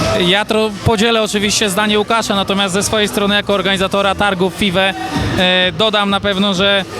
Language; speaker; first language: Polish; native; Polish